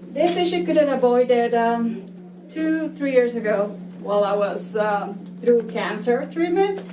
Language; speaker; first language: English; non-native, fluent; Spanish